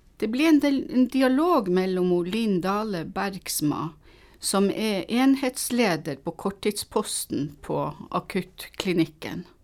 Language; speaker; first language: Norwegian; native; Norwegian